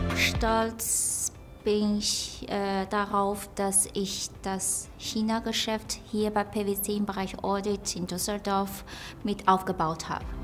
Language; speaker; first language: German; non-native, fluent; Chinese